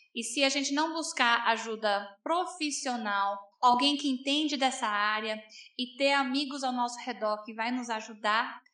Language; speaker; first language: Portuguese; non-native, fluent; English